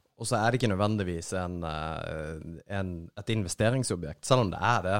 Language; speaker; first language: Norwegian; native; Norwegian